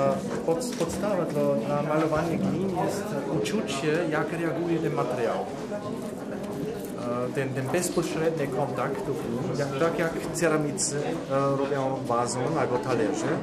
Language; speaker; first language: Polish; non-native, fluent; German